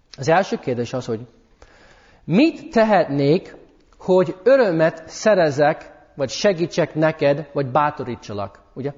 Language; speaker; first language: Hungarian; early bilingual, heritage; English